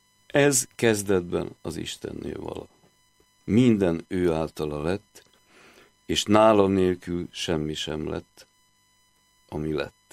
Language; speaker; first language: Hungarian; native; Hungarian